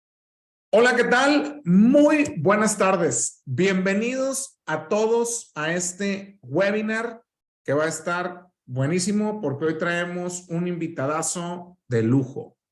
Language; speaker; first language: Spanish; native; Spanish